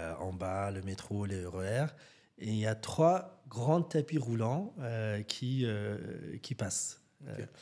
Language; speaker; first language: French; non-native, fluent; Persian